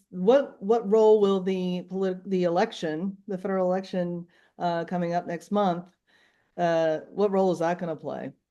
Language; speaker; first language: English; native; English